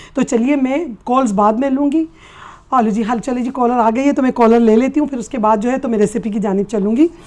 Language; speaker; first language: Urdu; native; Urdu